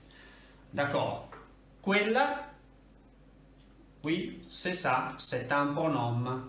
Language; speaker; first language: French; non-native, fluent; Italian